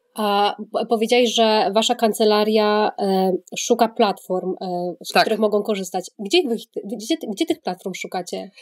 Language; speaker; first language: Polish; native; Polish